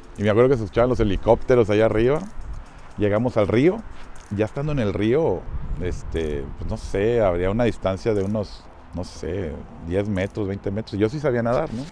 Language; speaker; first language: Spanish; native; Spanish